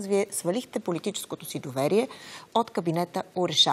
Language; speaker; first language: Bulgarian; native; Bulgarian